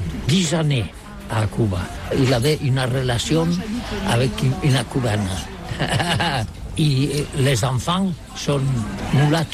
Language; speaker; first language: French; non-native, learner; Catalan